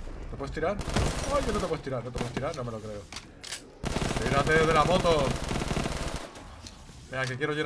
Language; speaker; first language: Spanish; native; Spanish